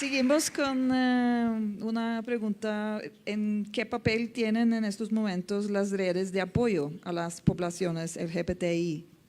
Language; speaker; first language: Spanish; non-native, fluent; Norwegian